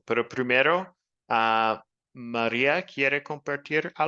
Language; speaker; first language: Spanish; non-native, fluent; English